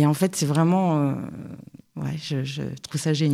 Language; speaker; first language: French; native; French